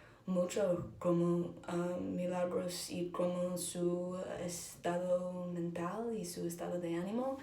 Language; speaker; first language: Spanish; non-native, learner; English